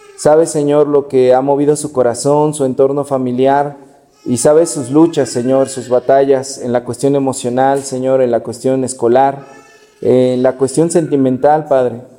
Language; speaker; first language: Spanish; native; Spanish